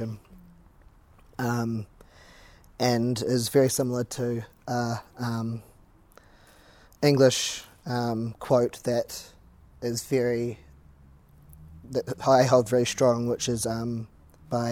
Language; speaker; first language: English; native; English